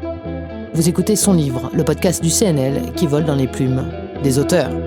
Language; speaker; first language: French; native; French